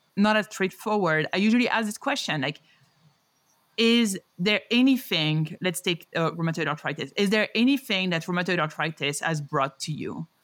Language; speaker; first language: English; non-native, fluent; French